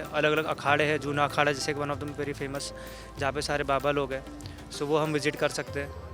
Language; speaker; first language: Hindi; native; Hindi